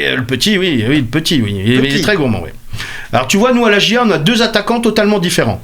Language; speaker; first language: French; native; French